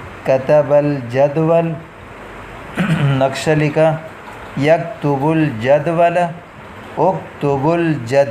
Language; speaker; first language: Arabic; non-native, fluent; Urdu